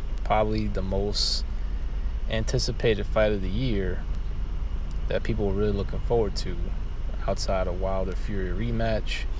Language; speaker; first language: English; native; English